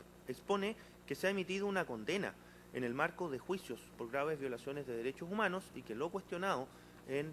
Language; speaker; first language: Spanish; native; Spanish